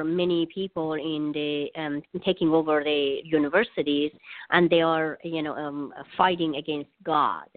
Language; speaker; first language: English; non-native, fluent; Persian